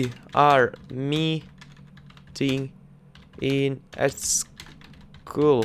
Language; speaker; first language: English; non-native, learner; Russian